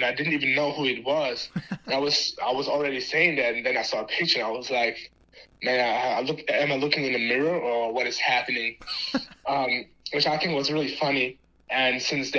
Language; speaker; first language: English; non-native, fluent; German